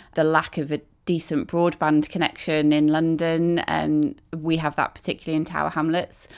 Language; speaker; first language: English; native; English